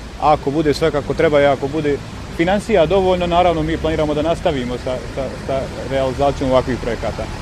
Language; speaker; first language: Serbian; native; Serbian